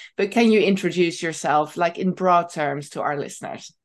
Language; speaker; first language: English; non-native, fluent; Dutch